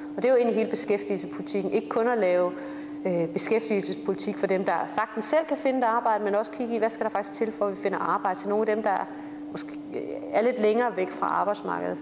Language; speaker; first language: Danish; native; Danish